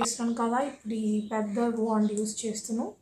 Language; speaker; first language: Telugu; native; Telugu